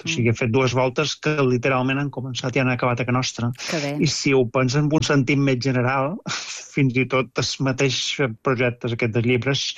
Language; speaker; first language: Catalan; native; Catalan